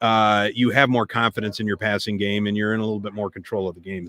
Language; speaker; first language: English; native; English